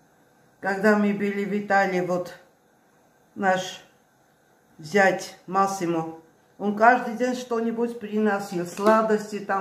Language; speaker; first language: Russian; non-native, fluent; Armenian